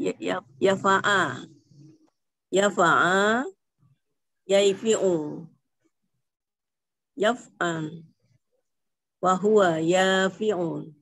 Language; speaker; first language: Arabic; non-native, learner; Indonesian